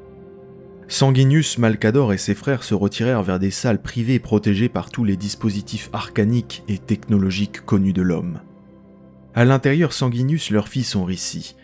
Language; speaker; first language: French; native; French